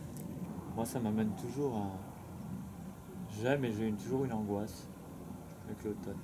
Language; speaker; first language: French; native; French